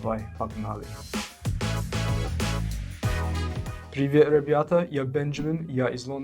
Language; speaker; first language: Russian; non-native, fluent; English